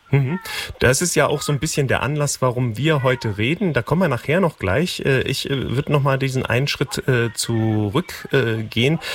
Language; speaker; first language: German; native; German